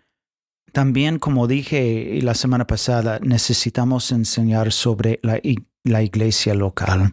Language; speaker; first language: Spanish; non-native, fluent; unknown